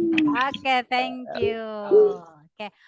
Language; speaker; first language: English; non-native, learner; Indonesian